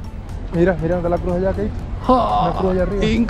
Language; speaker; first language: Spanish; native; Spanish